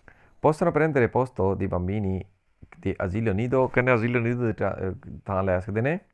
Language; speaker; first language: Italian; non-native, learner; Punjabi